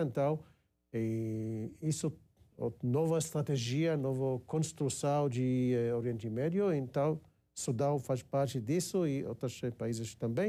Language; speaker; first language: Portuguese; non-native, fluent; Hebrew